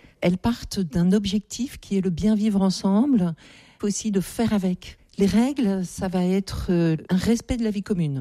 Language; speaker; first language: French; native; French